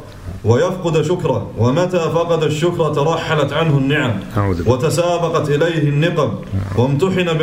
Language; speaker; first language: Arabic; native; Arabic